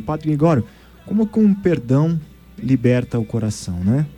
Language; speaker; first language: Portuguese; native; Portuguese